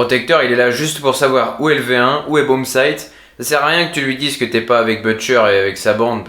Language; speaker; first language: French; native; French